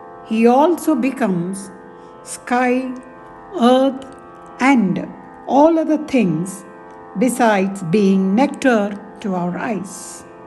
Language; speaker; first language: English; non-native, local second language; Tamil